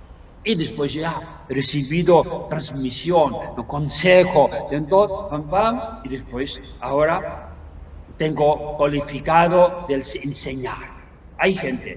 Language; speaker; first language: Spanish; non-native, learner; Tibetan